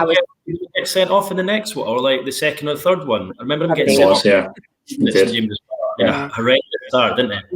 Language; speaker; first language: English; native; English